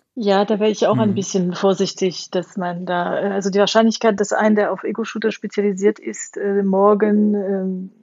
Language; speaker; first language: German; non-native, fluent; French